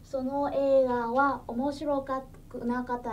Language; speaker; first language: Japanese; non-native, fluent; Vietnamese